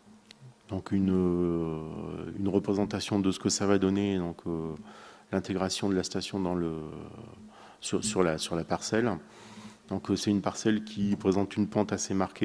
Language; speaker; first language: French; native; French